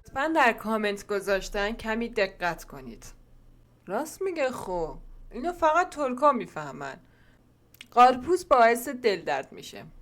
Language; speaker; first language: Persian; non-native, local second language; Azerbaijani